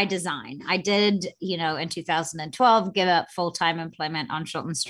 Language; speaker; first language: English; native; English